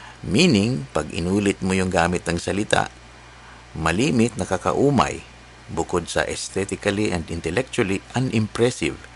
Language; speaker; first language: Filipino; native; Filipino